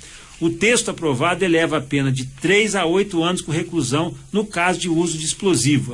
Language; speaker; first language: Portuguese; native; Portuguese